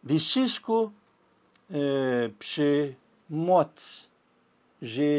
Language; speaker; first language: Polish; early bilingual, heritage; Portuguese